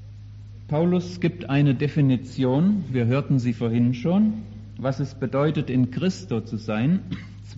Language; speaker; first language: German; native; German